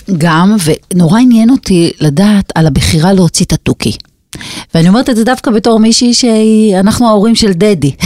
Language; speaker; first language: Hebrew; native; Hebrew